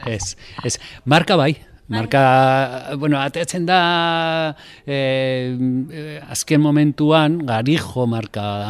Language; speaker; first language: Basque; non-native, local second language; Spanish